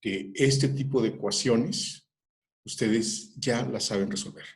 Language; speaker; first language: Spanish; native; Spanish